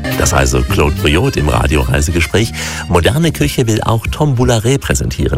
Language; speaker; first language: German; native; German